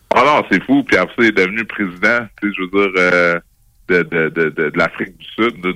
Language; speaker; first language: French; native; French